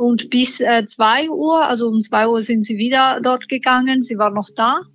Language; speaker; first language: German; non-native, learner; Italian